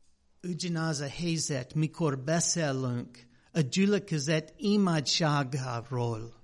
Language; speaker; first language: Hungarian; non-native, fluent; English